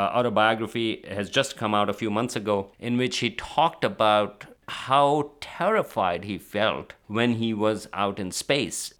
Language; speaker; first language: English; non-native, local second language; Urdu